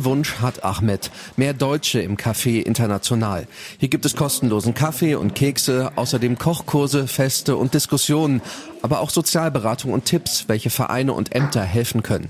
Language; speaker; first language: German; native; German